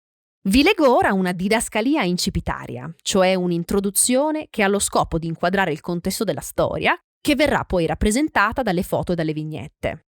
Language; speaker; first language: Italian; native; Italian